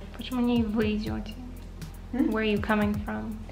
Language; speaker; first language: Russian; non-native, learner; English